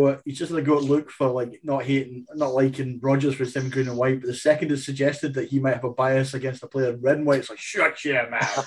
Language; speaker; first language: English; native; English